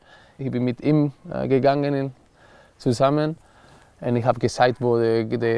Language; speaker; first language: German; non-native, learner; Spanish